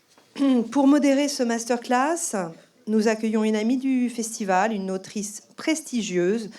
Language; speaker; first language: French; native; French